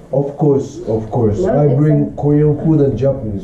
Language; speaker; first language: English; non-native, learner; Japanese